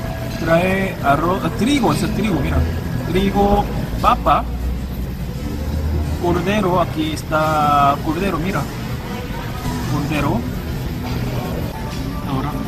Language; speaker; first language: Spanish; non-native, learner; Korean